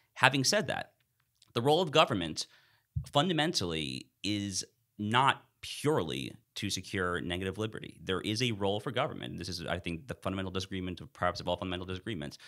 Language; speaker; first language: English; native; English